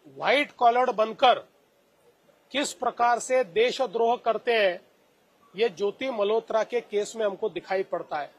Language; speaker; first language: Hindi; non-native, local second language; Marathi